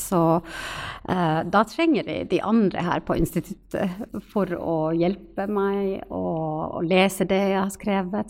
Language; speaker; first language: Norwegian; non-native, fluent; Finnish